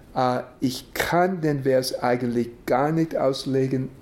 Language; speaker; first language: German; non-native, fluent; English